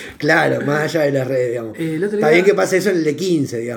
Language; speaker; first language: Spanish; native; Spanish